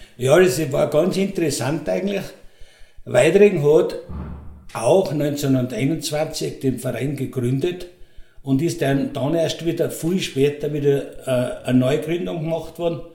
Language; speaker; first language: German; native; German